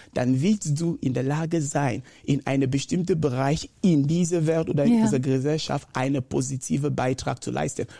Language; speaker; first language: German; non-native, fluent; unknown